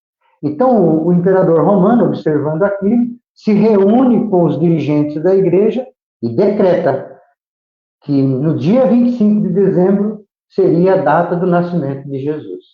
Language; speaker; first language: Portuguese; native; Portuguese